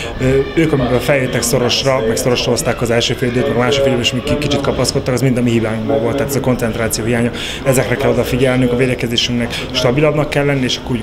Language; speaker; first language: Hungarian; native; Hungarian